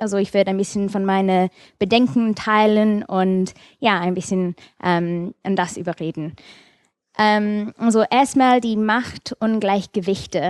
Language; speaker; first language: German; non-native, fluent; English